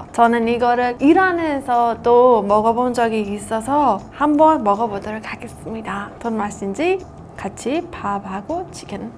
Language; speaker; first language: Korean; non-native, fluent; Persian